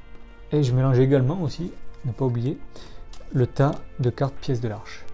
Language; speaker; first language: French; native; French